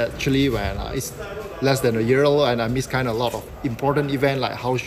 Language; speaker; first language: English; non-native, local second language; Chinese